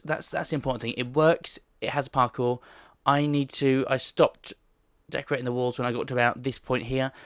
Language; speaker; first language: English; native; English